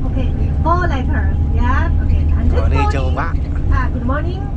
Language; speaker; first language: English; non-native, learner; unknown